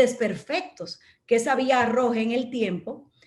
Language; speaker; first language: Spanish; native; Spanish